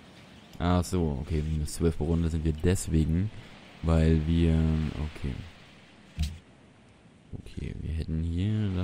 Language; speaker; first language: German; native; German